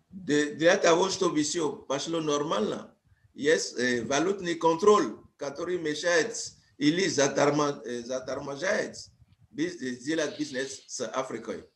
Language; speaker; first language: Russian; non-native, fluent; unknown